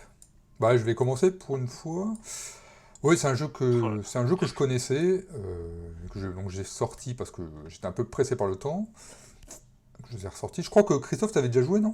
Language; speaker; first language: French; native; French